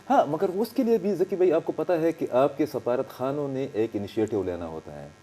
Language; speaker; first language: Urdu; non-native, local second language; Pashto